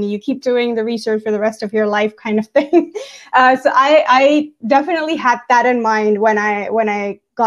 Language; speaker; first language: English; non-native, local second language; Gujarati